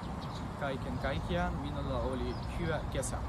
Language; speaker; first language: Finnish; non-native, learner; Russian